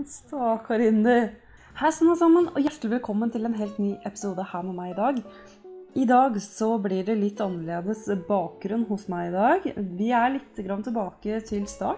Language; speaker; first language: Norwegian; native; Norwegian